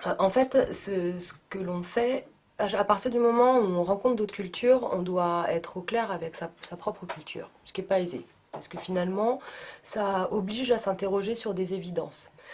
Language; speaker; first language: French; native; French